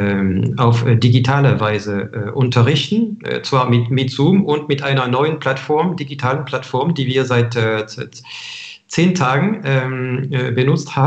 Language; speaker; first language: German; non-native, fluent; French